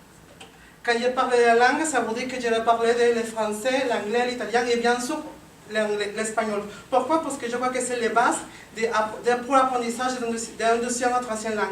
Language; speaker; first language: French; non-native, learner; Spanish